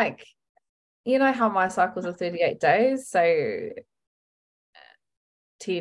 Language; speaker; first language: English; native; English